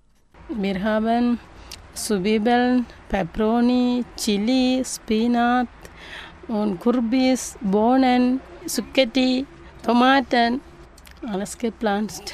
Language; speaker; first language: German; non-native, learner; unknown